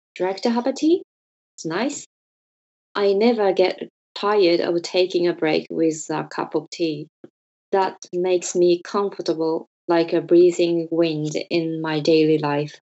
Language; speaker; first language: English; non-native, learner; Japanese